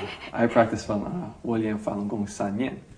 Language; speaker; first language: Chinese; non-native, learner; English